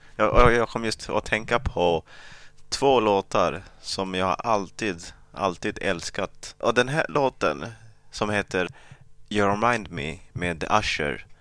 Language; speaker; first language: Swedish; early bilingual, other home language; Kinyarwanda